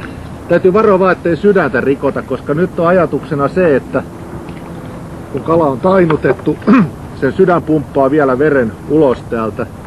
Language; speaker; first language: Finnish; native; Finnish